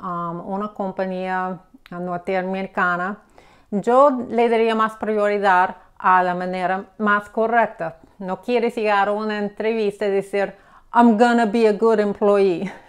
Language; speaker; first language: Spanish; non-native, fluent; English